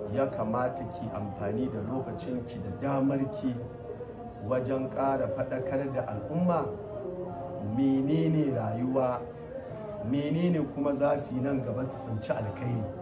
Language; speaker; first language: Hausa; native; Hausa